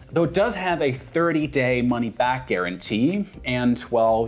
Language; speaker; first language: English; non-native, fluent; German